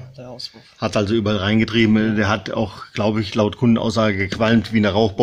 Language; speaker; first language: German; native; German